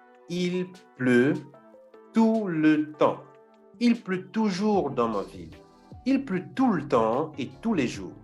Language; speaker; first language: French; non-native, fluent; Portuguese